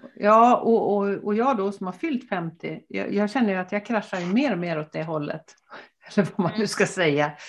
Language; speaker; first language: Swedish; native; Swedish